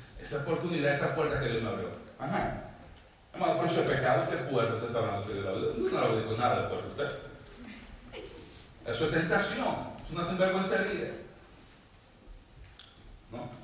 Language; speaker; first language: Spanish; native; Spanish